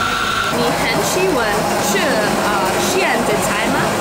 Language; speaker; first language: Chinese; non-native, learner; English